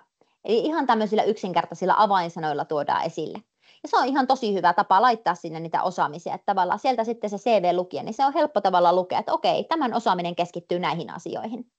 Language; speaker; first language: Finnish; native; Finnish